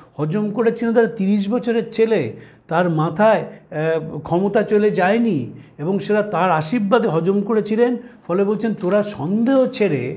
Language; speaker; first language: Bangla; native; Bangla